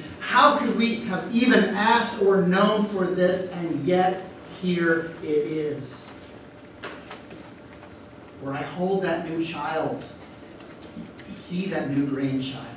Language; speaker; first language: English; native; English